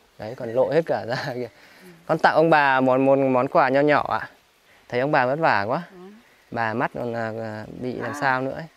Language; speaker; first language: Vietnamese; native; Vietnamese